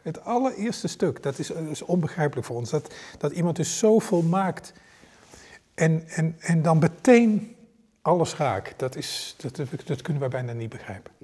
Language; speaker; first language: Dutch; native; Dutch